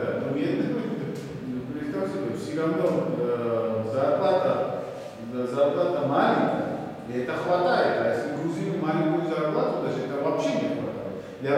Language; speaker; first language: Russian; non-native, fluent; Georgian